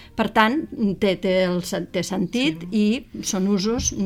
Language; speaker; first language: Catalan; native; Catalan